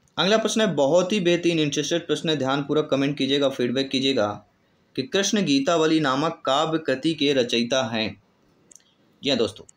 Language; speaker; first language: Hindi; native; Hindi